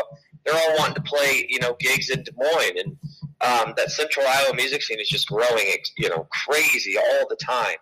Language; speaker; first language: English; native; English